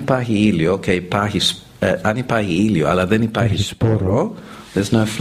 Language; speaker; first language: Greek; non-native, learner; English